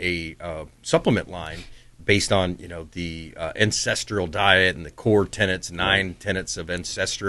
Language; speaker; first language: English; native; English